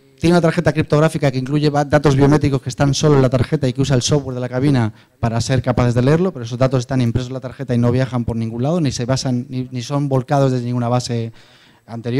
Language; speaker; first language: Spanish; native; Spanish